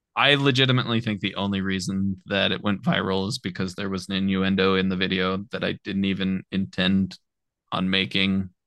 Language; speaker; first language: English; native; English